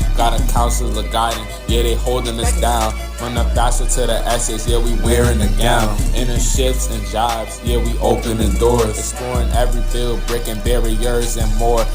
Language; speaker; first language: English; native; English